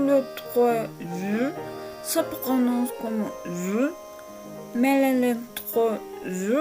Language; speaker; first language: French; non-native, learner; Spanish